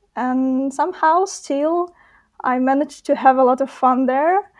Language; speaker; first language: English; non-native, fluent; Russian